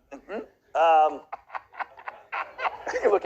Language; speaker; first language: English; native; English